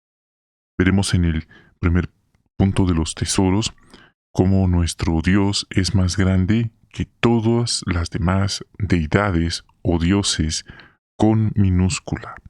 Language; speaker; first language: Spanish; native; Spanish